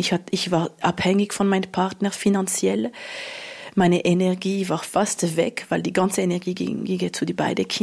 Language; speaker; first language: German; non-native, local second language; French